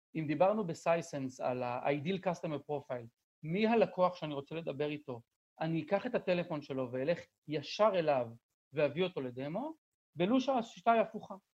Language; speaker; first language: Hebrew; native; Hebrew